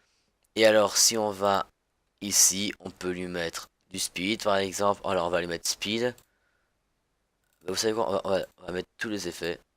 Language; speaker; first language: French; native; French